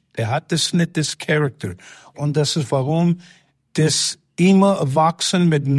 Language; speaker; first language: German; non-native, learner; English